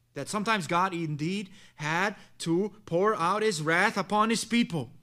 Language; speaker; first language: English; non-native, fluent; Italian